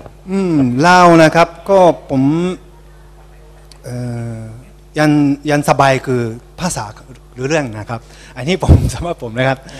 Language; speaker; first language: Thai; non-native, fluent; Japanese